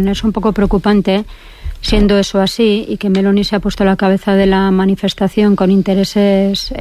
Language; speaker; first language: Spanish; native; Spanish